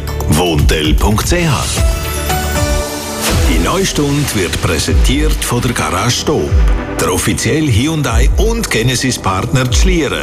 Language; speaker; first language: German; native; German